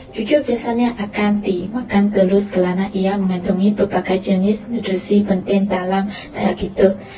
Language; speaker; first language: Malay; non-native, local second language; Chinese